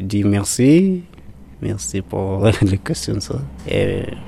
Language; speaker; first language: French; non-native, learner; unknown